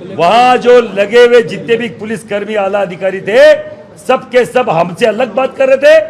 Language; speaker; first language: Hindi; native; Hindi